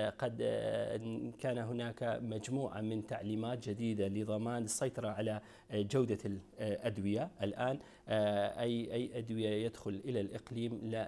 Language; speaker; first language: Arabic; non-native, local second language; Kurdish